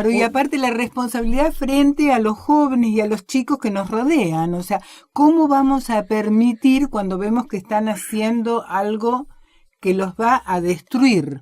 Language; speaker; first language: Spanish; native; Spanish